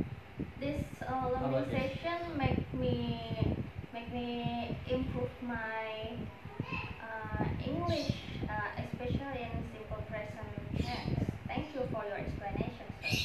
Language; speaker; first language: English; non-native, learner; Indonesian